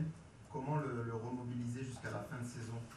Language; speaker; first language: French; native; French